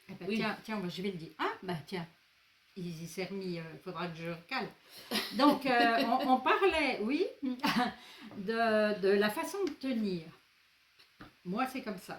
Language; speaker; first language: French; native; French